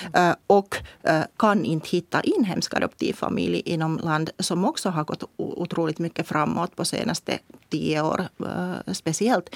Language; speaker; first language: Swedish; non-native, local second language; Finnish